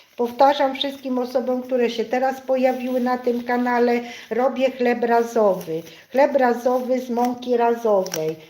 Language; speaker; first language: Polish; native; Polish